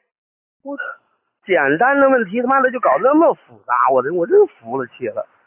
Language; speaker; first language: Chinese; native; Chinese